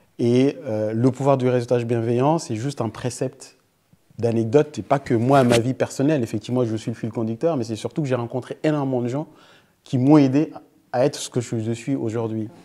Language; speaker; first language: French; early bilingual, other home language; Fula